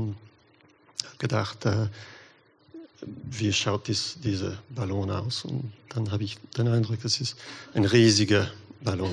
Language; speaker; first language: German; non-native, learner; English